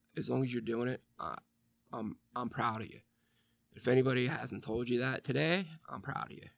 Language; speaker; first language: English; native; English